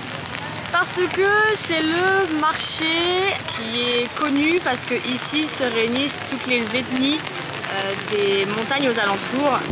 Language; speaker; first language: French; native; French